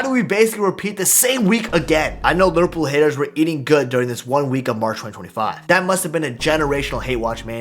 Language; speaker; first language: English; native; English